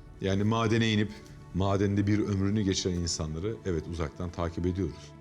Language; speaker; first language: Turkish; native; Turkish